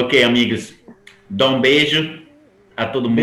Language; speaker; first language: Portuguese; non-native, fluent; Italian